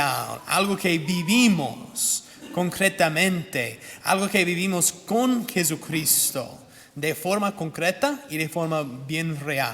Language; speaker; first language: Spanish; non-native, fluent; English